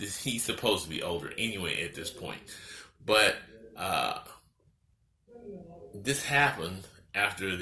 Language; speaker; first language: English; native; English